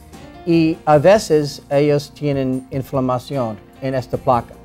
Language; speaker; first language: Spanish; non-native, learner; English